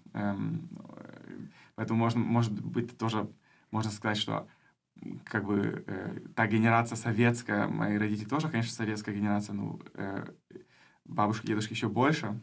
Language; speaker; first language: Russian; early bilingual, heritage; Russian